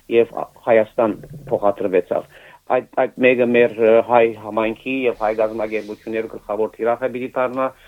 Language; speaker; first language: Armenian; native; Armenian